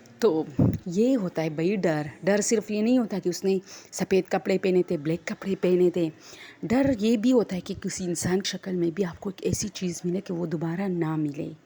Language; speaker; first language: Urdu; non-native, local second language; Pashto